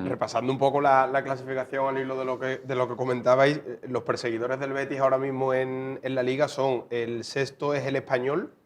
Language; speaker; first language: Spanish; native; Spanish